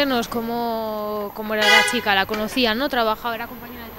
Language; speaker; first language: Spanish; native; Spanish